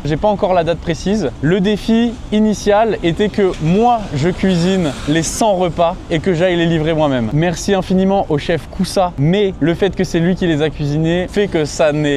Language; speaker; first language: French; native; French